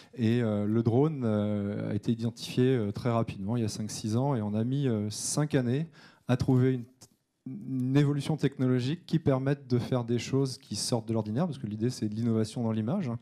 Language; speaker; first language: French; native; French